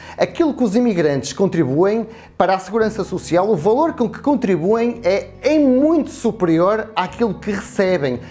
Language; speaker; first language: Portuguese; native; Portuguese